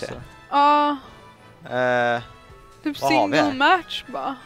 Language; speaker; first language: Swedish; native; Swedish